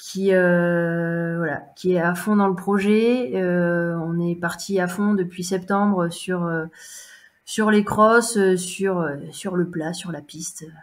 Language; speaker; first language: French; native; French